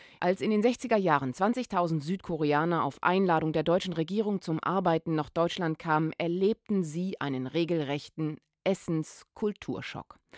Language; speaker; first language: German; native; German